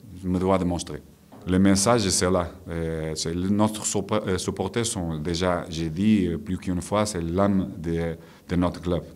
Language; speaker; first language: French; non-native, fluent; Portuguese